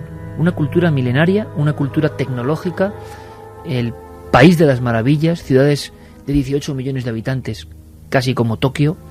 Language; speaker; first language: Spanish; native; Spanish